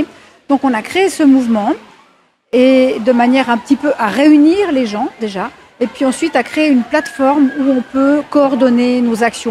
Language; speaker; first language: French; native; French